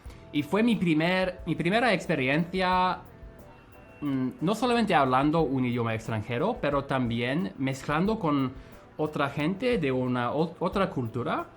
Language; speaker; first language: Spanish; non-native, fluent; English